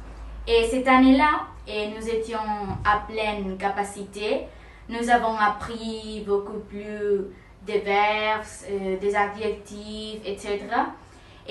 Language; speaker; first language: French; non-native, learner; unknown